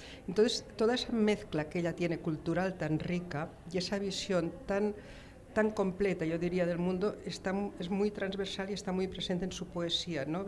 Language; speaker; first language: Spanish; native; Spanish